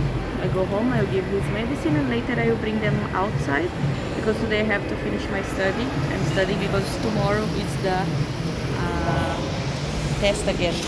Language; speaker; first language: English; non-native, learner; Portuguese